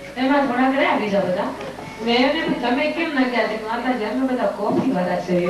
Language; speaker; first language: Gujarati; non-native, local second language; Kachhi